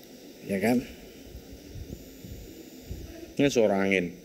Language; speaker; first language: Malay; non-native, local second language; Javanese